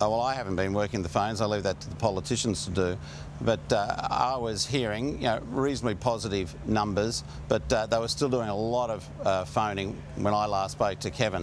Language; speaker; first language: English; native; English